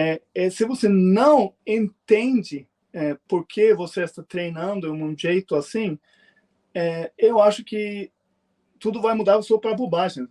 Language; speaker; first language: Portuguese; non-native, fluent; Swedish